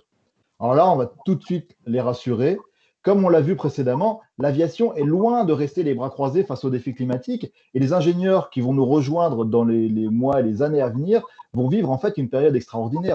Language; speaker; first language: French; native; French